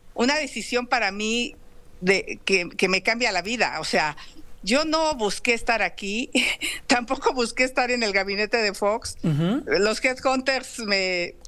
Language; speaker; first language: Spanish; native; Spanish